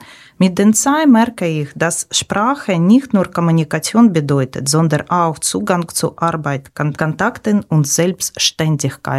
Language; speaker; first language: German; non-native, learner; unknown